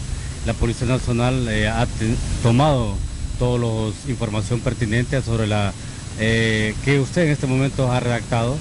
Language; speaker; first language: Spanish; native; Spanish